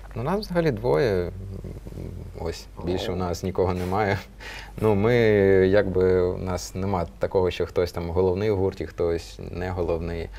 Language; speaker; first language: Ukrainian; non-native, local second language; Russian